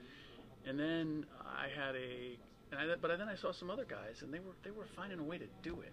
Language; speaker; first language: English; early bilingual, other home language; German